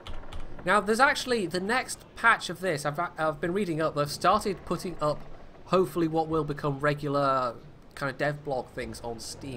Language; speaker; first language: English; native; English